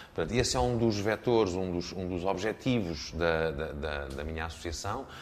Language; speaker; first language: Portuguese; native; Portuguese